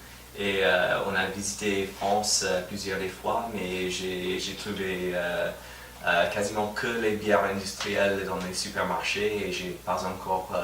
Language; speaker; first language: French; non-native, fluent; English